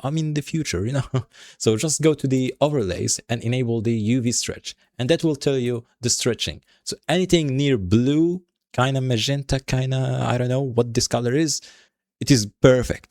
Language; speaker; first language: English; non-native, fluent; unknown